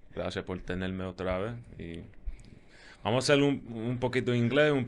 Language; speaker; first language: Spanish; early bilingual, other home language; English